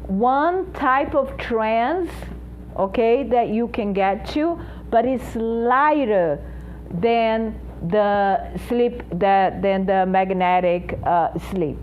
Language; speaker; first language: English; non-native, fluent; Portuguese